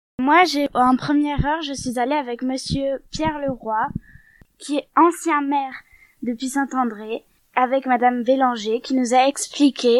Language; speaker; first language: French; native; French